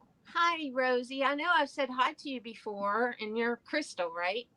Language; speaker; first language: English; native; English